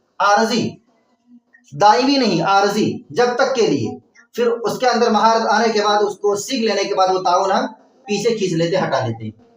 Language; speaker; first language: Urdu; native; Urdu